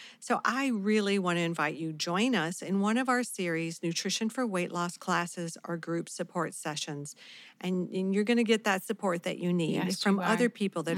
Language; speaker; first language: English; native; English